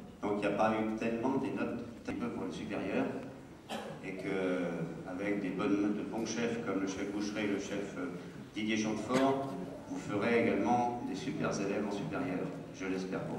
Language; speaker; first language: French; native; French